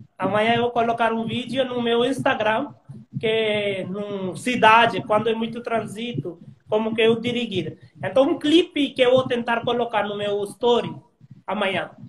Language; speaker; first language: Portuguese; non-native, learner; Hindi